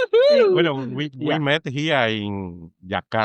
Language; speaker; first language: English; non-native, fluent; Spanish